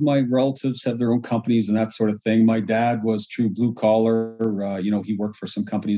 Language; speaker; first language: English; native; English